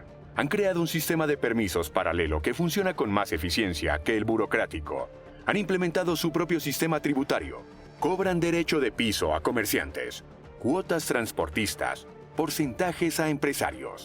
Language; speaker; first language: Spanish; native; Spanish